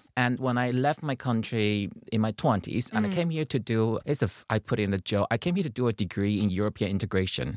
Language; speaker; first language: English; non-native, fluent; Chinese